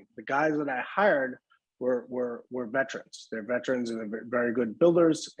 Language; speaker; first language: English; native; English